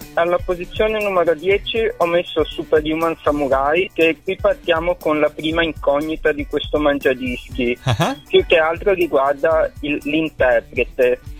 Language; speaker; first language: Italian; native; Italian